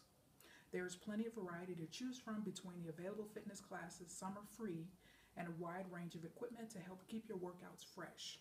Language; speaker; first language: English; native; English